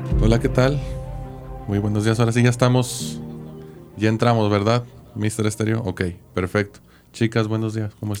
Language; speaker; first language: Spanish; native; Spanish